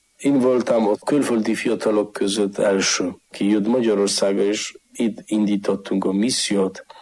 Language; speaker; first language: Hungarian; non-native, fluent; Polish